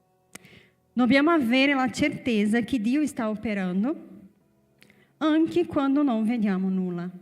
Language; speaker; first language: Italian; non-native, fluent; Portuguese